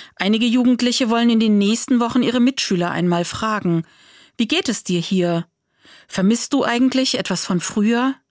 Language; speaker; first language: German; native; German